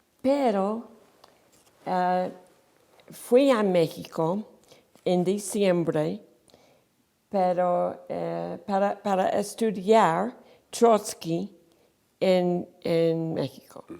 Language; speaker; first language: Spanish; non-native, fluent; English